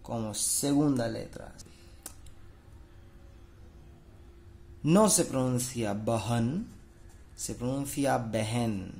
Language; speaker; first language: Spanish; non-native, fluent; Hindi